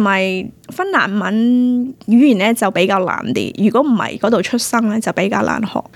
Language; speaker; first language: Cantonese; early bilingual, heritage; Cantonese